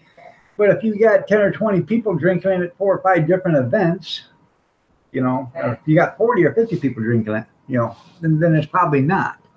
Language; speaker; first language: English; native; English